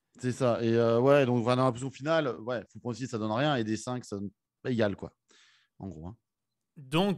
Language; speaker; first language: French; native; French